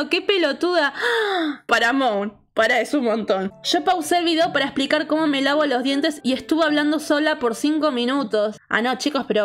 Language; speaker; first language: Spanish; native; Spanish